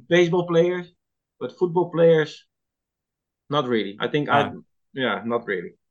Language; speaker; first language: English; non-native, fluent; Dutch